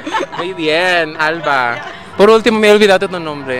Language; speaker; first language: Spanish; non-native, fluent; Filipino